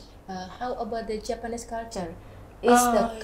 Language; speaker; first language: English; non-native, learner; Indonesian